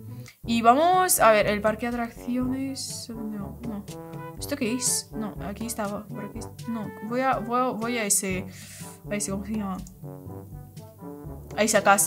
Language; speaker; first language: Spanish; non-native, fluent; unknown